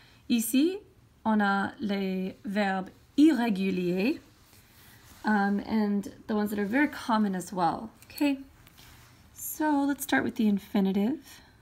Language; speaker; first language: English; native; English